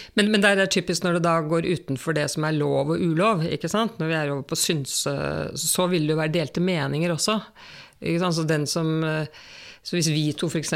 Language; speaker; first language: Norwegian; native; Norwegian